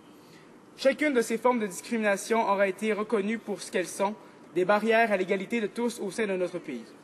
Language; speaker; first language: French; native; French